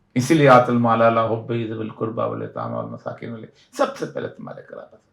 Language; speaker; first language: Urdu; non-native, local second language; Punjabi